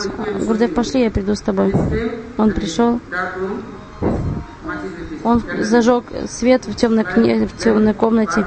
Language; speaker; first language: Russian; non-native, fluent; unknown